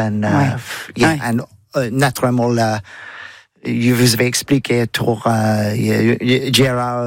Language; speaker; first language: French; non-native, learner; English